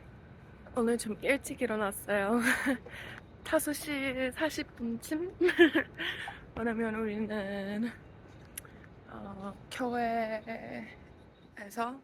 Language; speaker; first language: Korean; non-native, fluent; English